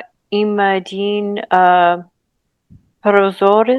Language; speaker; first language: Bulgarian; non-native, learner; English